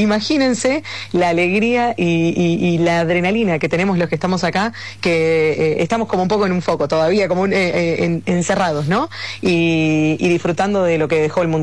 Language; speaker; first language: Spanish; native; Spanish